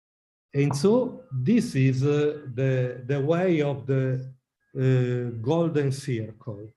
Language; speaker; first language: English; non-native, learner; Italian